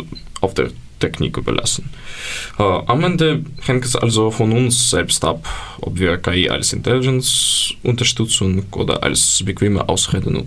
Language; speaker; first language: German; non-native, learner; Ukrainian